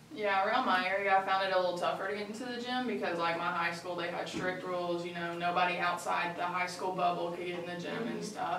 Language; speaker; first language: English; native; English